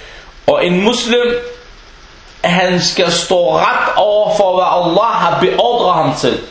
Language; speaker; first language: Danish; non-native, local second language; Arabic